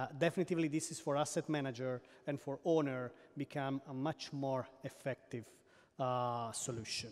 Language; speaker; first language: English; non-native, fluent; Italian